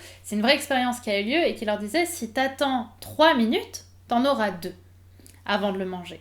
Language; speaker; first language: French; native; French